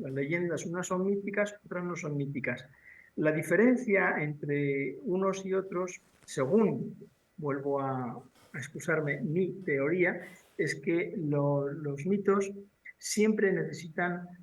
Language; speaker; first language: Spanish; native; Spanish